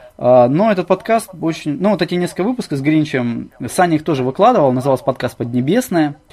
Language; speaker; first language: Russian; native; Russian